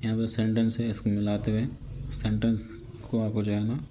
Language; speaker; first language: Hindi; non-native, local second language; Telugu